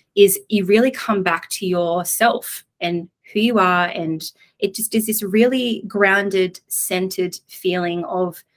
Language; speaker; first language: English; native; English